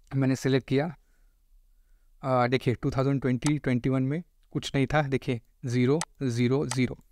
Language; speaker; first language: Hindi; non-native, local second language; Marathi